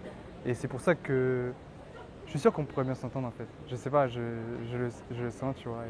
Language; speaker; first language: French; native; French